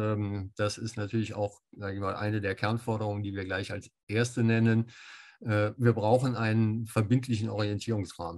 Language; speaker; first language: German; native; German